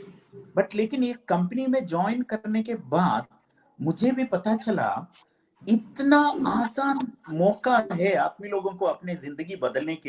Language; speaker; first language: Hindi; non-native, fluent; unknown